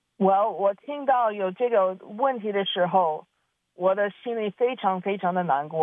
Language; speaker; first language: Chinese; early bilingual, heritage; Chinese